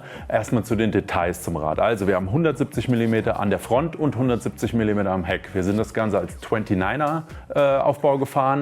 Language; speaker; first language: German; native; German